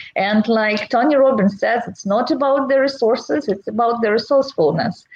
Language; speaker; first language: English; non-native, fluent; Russian